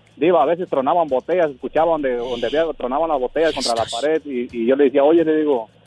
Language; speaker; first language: Spanish; native; Spanish